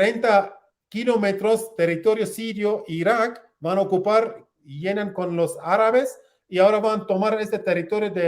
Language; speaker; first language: Spanish; non-native, learner; Kurdish